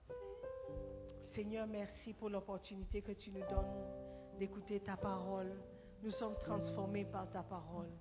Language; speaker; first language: French; non-native, fluent; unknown